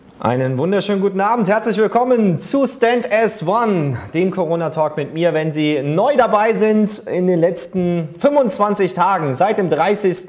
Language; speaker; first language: German; native; German